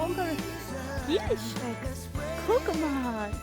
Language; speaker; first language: German; non-native, learner; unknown